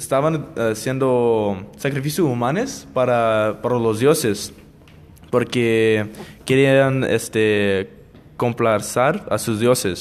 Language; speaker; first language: Spanish; non-native, learner; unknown